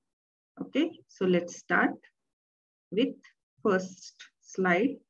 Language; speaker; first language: English; non-native, local second language; Marathi